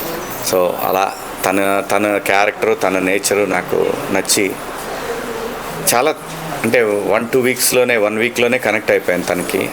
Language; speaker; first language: Telugu; native; Telugu